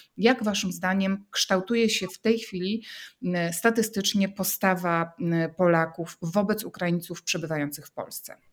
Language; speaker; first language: Polish; native; Polish